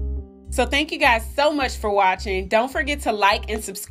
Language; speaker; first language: English; native; English